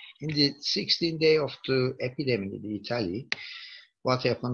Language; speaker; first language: English; non-native, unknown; Turkish